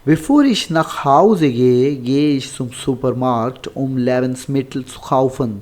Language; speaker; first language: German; non-native, learner; Urdu